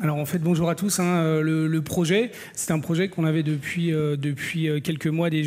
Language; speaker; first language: French; native; French